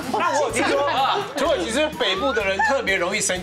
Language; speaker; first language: Chinese; native; Chinese